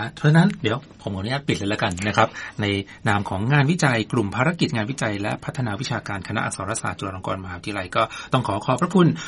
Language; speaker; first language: Thai; native; Thai